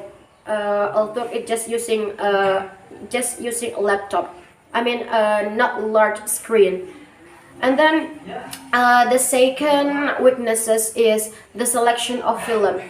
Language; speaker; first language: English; non-native, learner; Indonesian